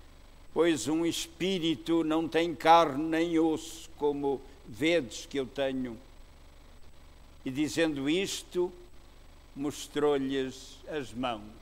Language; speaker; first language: Portuguese; native; Portuguese